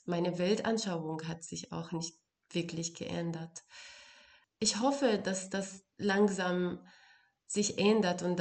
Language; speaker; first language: German; non-native, fluent; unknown